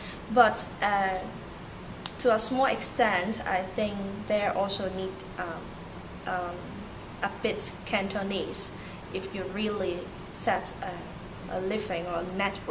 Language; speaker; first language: English; early bilingual, other home language; Turkish